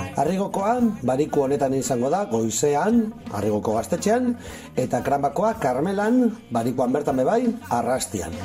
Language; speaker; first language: Basque; native; Basque